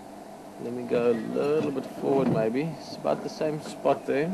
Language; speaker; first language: English; native; English